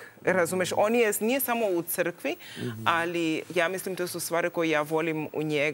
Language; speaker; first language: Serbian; non-native, learner; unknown